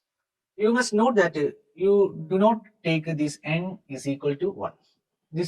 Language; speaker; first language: English; non-native, local second language; Malayalam